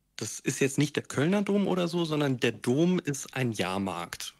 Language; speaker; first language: German; native; German